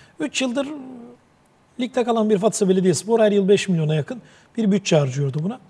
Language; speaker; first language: Turkish; native; Turkish